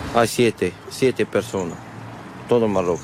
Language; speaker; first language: Spanish; non-native, learner; Arabic